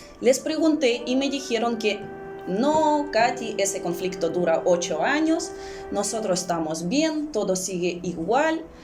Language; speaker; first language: Spanish; early bilingual, other home language; Russian